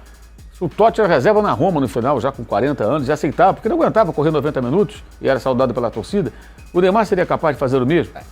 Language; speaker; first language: Portuguese; native; Portuguese